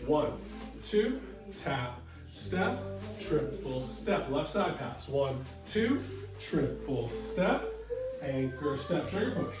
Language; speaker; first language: English; native; English